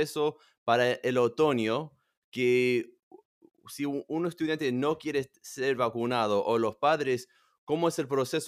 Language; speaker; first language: Spanish; non-native, fluent; English